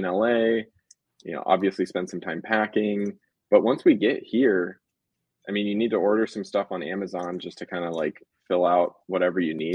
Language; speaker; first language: English; native; English